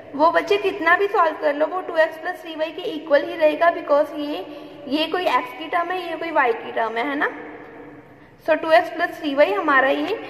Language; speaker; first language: Hindi; non-native, local second language; Punjabi